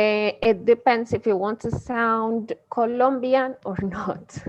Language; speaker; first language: English; non-native, fluent; Spanish